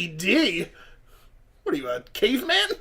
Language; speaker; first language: English; native; English